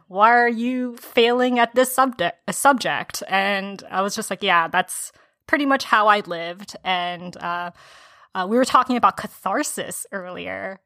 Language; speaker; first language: English; early bilingual, other home language; Korean